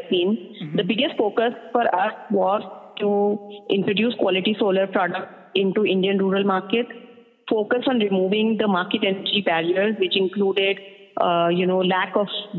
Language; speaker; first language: English; non-native, local second language; Hindi